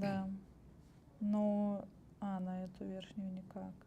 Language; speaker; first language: Russian; non-native, fluent; Estonian